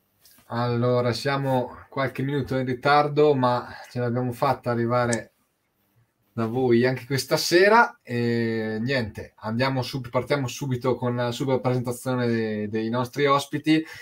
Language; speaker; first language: Italian; native; Italian